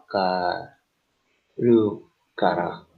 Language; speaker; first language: Japanese; non-native, learner; English